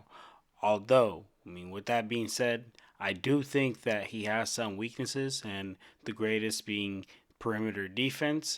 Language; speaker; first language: English; native; English